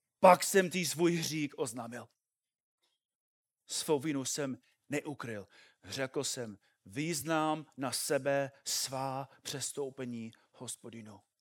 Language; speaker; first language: Czech; non-native, fluent; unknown